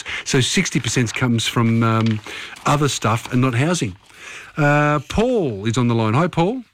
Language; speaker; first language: English; native; English